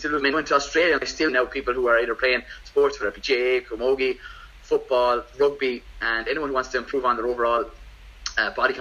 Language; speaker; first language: English; native; English